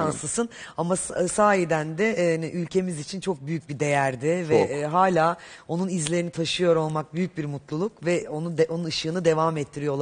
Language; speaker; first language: Turkish; native; Turkish